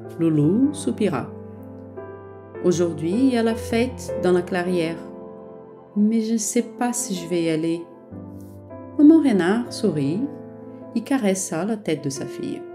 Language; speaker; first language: French; non-native, fluent; Portuguese